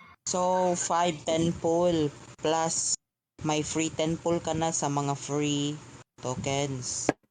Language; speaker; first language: Filipino; native; Filipino